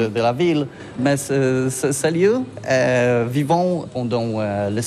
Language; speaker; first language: French; non-native, learner; Polish